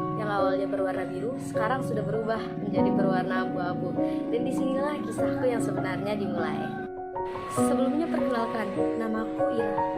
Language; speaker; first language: Indonesian; native; Indonesian